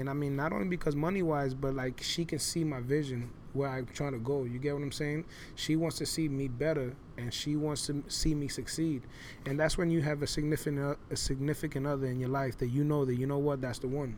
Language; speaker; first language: English; early bilingual, other home language; Spanish